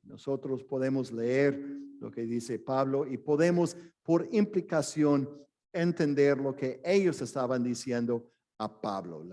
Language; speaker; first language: Spanish; non-native, fluent; English